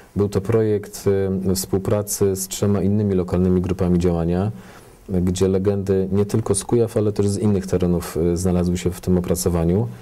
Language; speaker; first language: Polish; native; Polish